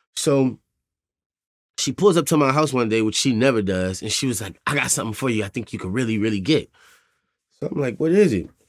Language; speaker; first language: English; native; English